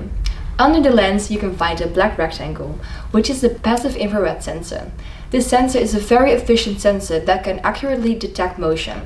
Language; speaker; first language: English; non-native, fluent; Dutch